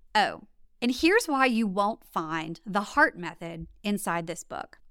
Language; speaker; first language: English; native; English